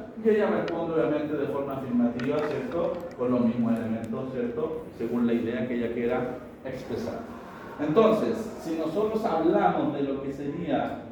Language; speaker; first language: Spanish; native; Spanish